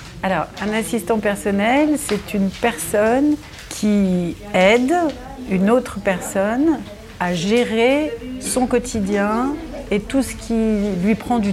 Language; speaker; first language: French; native; French